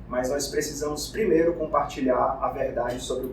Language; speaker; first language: Portuguese; native; Portuguese